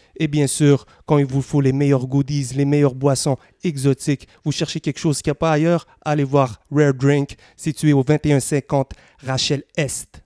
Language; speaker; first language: French; native; French